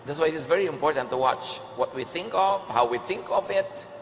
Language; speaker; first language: English; non-native, local second language; Filipino